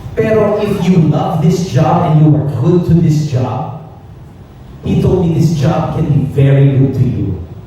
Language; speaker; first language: English; native; English